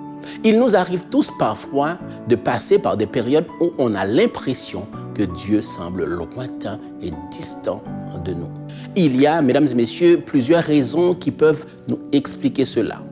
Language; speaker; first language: French; native; French